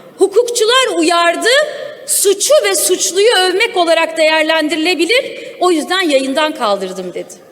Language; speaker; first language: Turkish; non-native, local second language; Kurdish